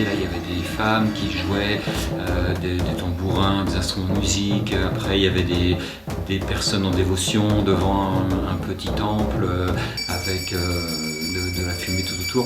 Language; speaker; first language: French; native; French